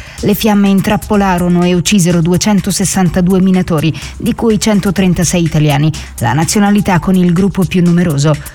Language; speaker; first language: Italian; native; Italian